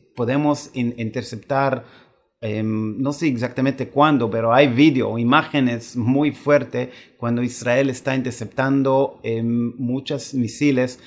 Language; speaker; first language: Spanish; non-native, fluent; Hebrew